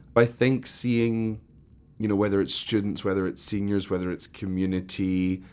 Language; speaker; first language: English; native; English